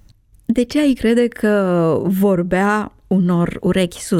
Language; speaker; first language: Romanian; native; Romanian